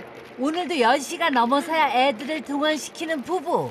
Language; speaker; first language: Korean; native; Korean